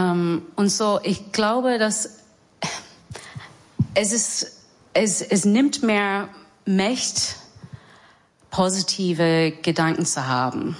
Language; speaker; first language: German; non-native, learner; English